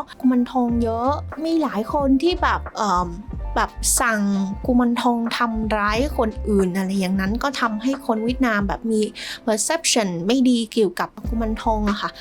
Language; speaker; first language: Thai; non-native, fluent; Vietnamese